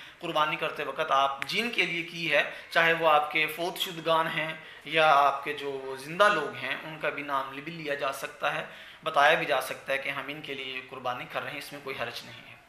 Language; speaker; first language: Urdu; non-native, local second language; Punjabi